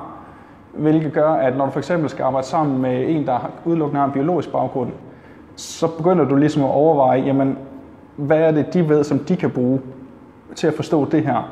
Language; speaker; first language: Danish; native; Danish